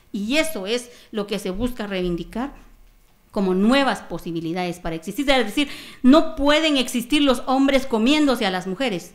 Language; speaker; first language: Spanish; non-native, local second language; Kaqchikel